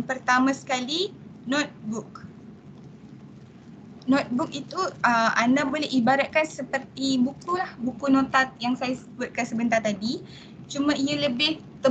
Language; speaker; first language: Malay; native; Malay